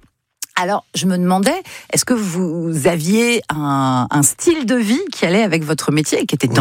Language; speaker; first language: French; native; French